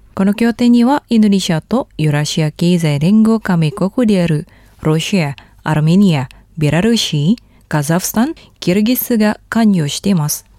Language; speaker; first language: Japanese; non-native, fluent; Indonesian